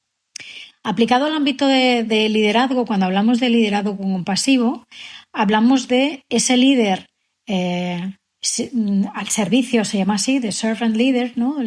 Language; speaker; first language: Spanish; native; Spanish